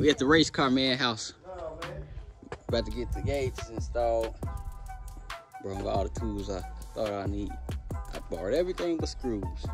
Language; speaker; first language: English; native; English